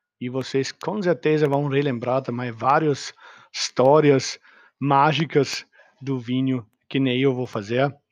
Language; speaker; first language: Portuguese; non-native, fluent; German